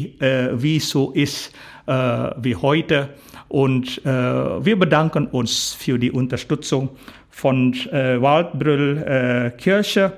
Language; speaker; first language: German; non-native, fluent; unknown